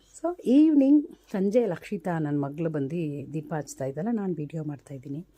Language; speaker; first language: Kannada; non-native, local second language; Tamil